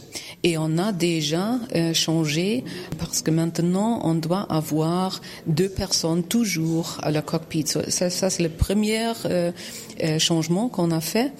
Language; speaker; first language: French; non-native, learner; German